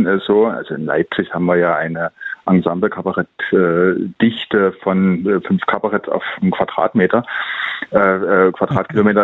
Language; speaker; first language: German; native; German